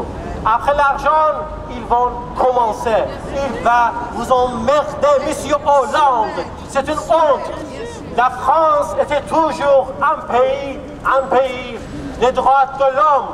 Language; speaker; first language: French; non-native, fluent; Kurdish